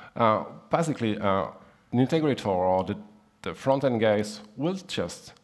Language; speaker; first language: English; non-native, fluent; German